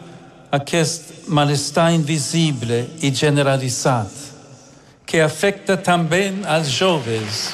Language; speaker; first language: Catalan; non-native, fluent; English